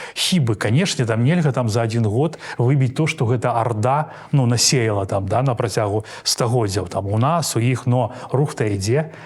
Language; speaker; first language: Belarusian; non-native, local second language; Russian